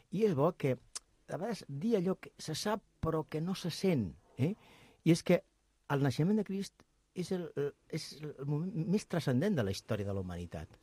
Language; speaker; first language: Catalan; native; Catalan